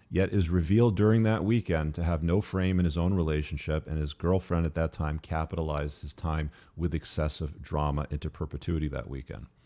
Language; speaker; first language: English; native; English